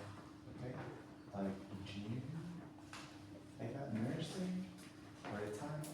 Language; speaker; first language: English; non-native, fluent; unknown